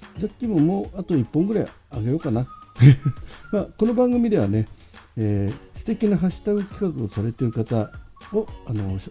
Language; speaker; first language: Japanese; native; Japanese